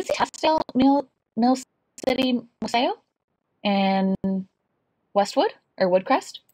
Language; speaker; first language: Spanish; non-native, learner; English